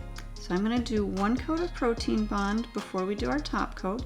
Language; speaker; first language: English; native; English